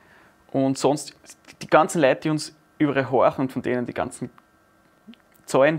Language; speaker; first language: German; native; German